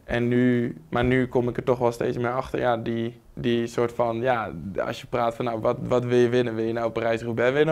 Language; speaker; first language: Dutch; native; Dutch